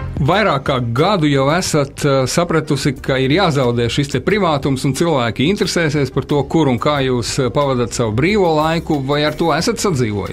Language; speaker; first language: Latvian; native; Latvian